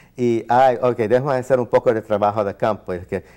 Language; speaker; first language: Spanish; non-native, fluent; English